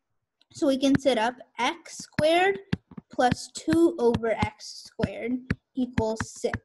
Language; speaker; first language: English; native; English